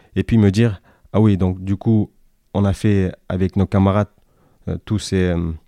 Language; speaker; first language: French; non-native, fluent; Kyrgyz